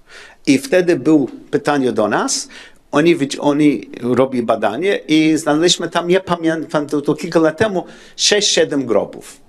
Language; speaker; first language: Polish; non-native, learner; English